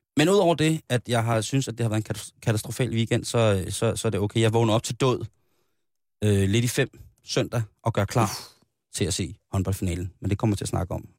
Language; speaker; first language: Danish; native; Danish